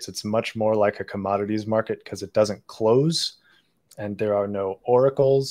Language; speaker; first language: English; native; English